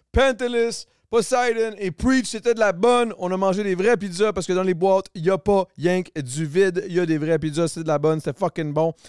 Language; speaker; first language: French; native; French